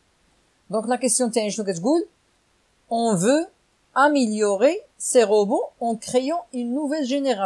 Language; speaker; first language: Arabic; native; Arabic